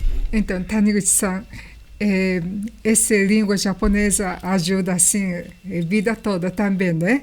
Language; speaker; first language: Portuguese; non-native, learner; Japanese